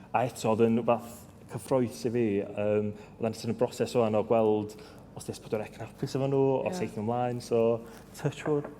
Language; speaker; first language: Welsh; native; Welsh